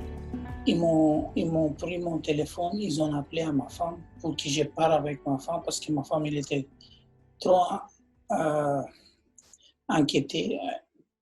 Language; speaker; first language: French; non-native, learner; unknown